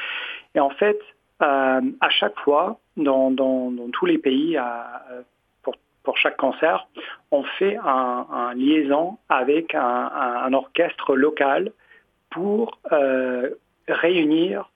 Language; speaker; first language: French; non-native, fluent; English